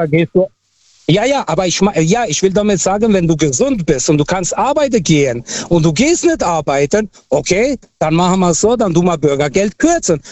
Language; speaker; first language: German; non-native, fluent; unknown